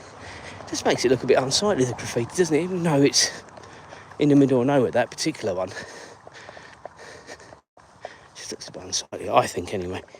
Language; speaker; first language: English; native; English